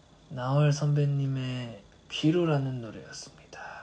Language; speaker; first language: Korean; native; Korean